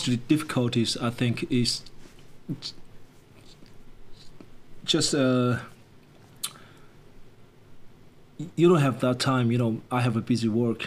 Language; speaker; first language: English; non-native, fluent; Chinese